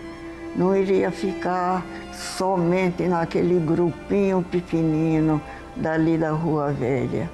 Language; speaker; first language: Portuguese; early bilingual, heritage; Portuguese